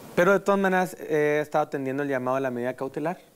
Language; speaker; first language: Spanish; native; Spanish